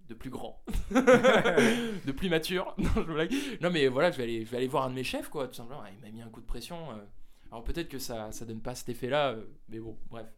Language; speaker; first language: French; native; French